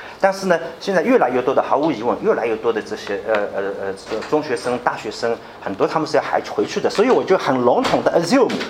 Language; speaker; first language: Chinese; native; Chinese